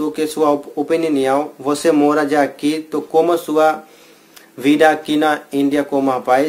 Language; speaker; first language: Portuguese; non-native, learner; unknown